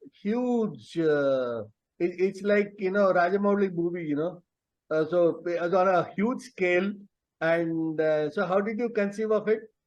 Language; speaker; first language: English; non-native, local second language; Telugu